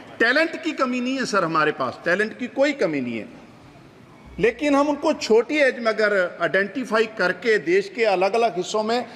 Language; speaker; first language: Hindi; non-native, local second language; Punjabi